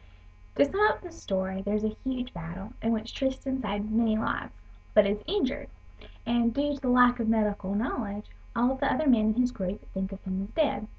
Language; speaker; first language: English; native; English